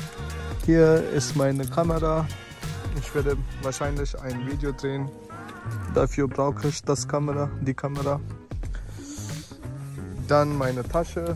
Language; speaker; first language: German; non-native, fluent; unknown